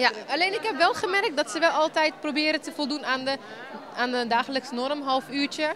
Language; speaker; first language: Dutch; early bilingual, other home language; Turkish